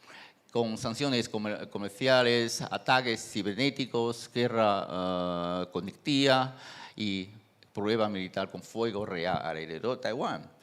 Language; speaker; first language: Spanish; non-native, fluent; Chinese